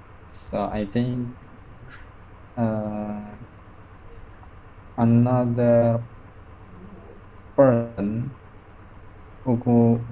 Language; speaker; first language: English; non-native, fluent; Indonesian